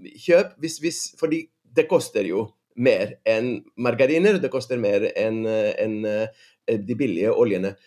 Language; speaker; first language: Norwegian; non-native, fluent; Greek